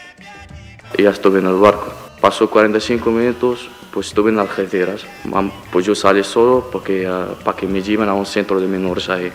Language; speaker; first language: Spanish; non-native, fluent; Arabic